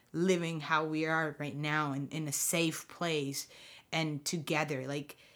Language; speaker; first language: English; non-native, fluent; Spanish